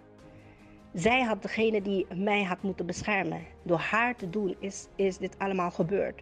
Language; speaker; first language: Dutch; native; Dutch